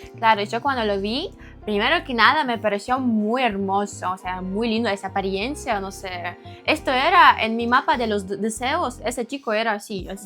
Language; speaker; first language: Spanish; non-native, fluent; Ukrainian